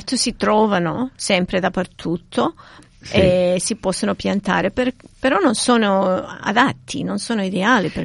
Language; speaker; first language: Italian; early bilingual, heritage; Italian